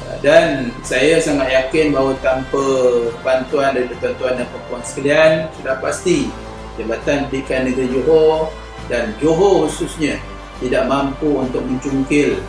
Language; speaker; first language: Malay; native; Malay